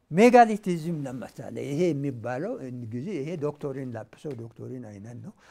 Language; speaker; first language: Amharic; non-native, local second language; Hadiyya